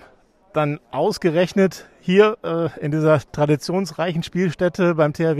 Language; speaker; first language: German; native; German